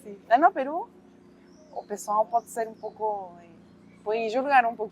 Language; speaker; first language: Portuguese; non-native, fluent; Spanish